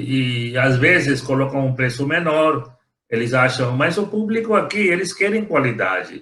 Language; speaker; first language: Portuguese; non-native, fluent; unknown